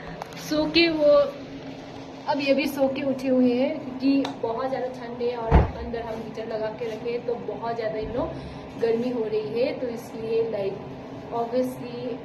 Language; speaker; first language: Hindi; non-native, local second language; Nepali